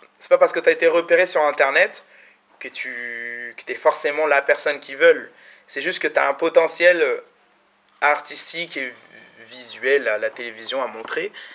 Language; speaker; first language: French; early bilingual, other home language; Malagasy